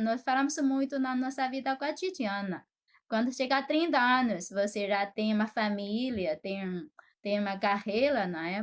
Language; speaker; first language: Portuguese; non-native, fluent; Chinese